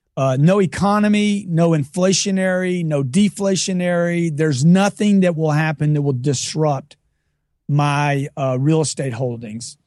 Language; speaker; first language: English; native; English